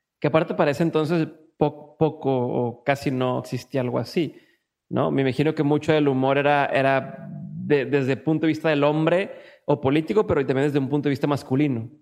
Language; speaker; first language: Spanish; native; Spanish